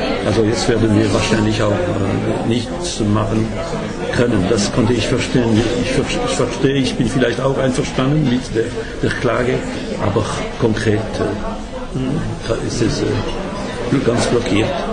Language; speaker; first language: German; non-native, learner; French